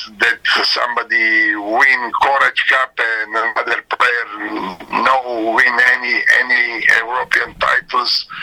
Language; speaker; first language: English; non-native, learner; Serbian